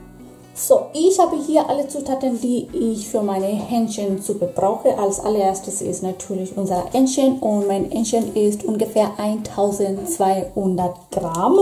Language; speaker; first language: German; non-native, fluent; Swahili